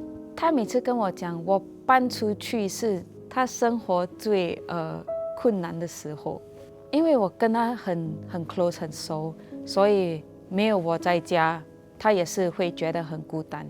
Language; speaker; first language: Chinese; non-native, local second language; English